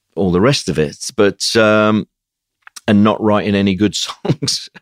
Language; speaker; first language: English; native; English